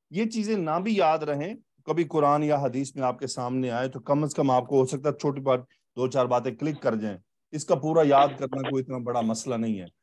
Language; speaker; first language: Urdu; native; Urdu